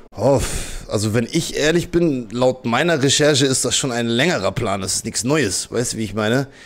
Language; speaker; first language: German; native; German